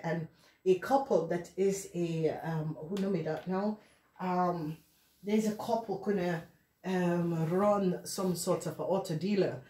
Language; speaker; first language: Dutch; non-native, learner; English